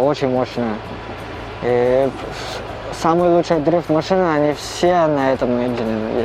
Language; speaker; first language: Russian; non-native, learner; Cantonese